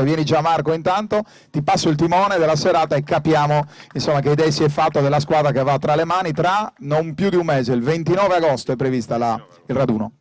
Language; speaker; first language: Italian; native; Italian